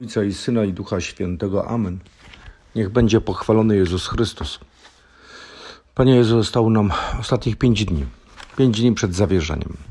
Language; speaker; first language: Polish; native; Polish